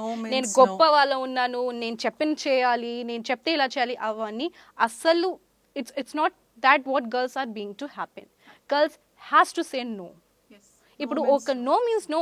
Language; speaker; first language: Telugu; non-native, fluent; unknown